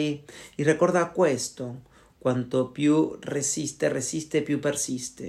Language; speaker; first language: Italian; non-native, learner; Spanish